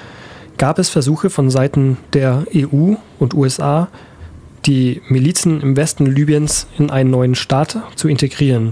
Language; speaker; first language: German; native; German